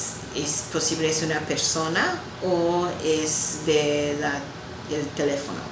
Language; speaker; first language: Spanish; non-native, learner; English